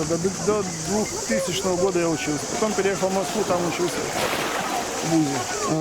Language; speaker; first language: Russian; native; Russian